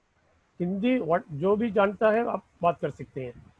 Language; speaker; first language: Hindi; non-native, learner; Tamil